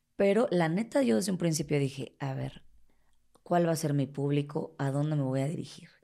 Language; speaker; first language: Spanish; native; Spanish